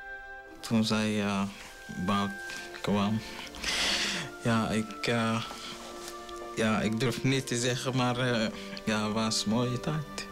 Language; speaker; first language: Dutch; non-native, learner; Somali